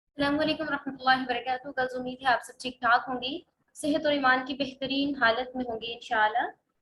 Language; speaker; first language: Urdu; native; Urdu